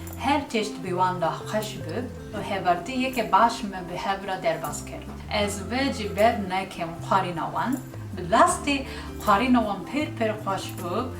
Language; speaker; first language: Kurdish; non-native, learner; Japanese